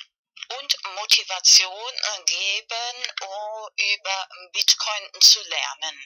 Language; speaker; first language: German; non-native, fluent; Spanish